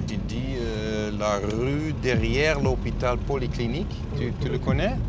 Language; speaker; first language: French; non-native, learner; Dutch